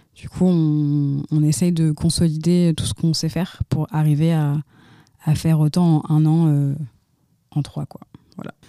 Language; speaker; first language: French; native; French